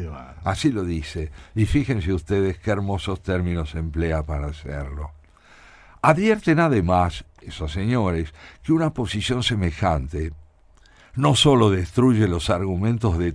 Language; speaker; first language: Spanish; native; Spanish